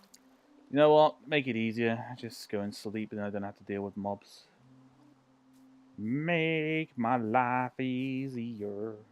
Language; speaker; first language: English; native; English